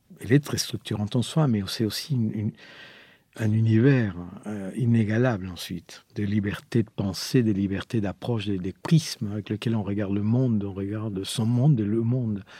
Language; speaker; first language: French; non-native, fluent; Spanish